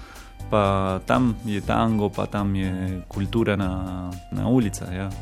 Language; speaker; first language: Slovenian; non-native, learner; Spanish